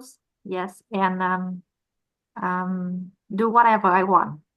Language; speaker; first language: English; non-native, learner; Vietnamese